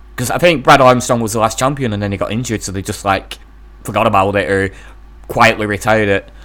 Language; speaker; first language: English; native; English